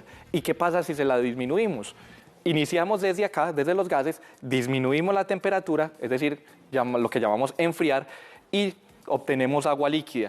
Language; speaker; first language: Spanish; native; Spanish